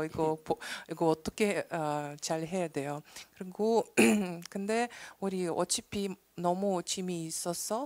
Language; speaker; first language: Korean; non-native, learner; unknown